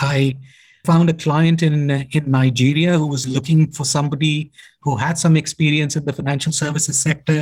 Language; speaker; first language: English; non-native, local second language; Hindi